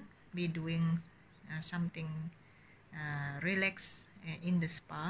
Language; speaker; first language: English; non-native, learner; Indonesian